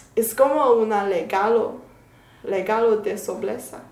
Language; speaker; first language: Spanish; non-native, learner; Chinese